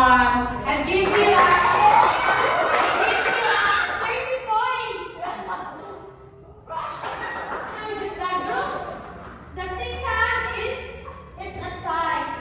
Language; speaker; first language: English; non-native, local second language; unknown